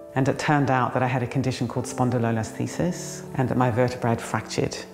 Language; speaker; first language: English; native; English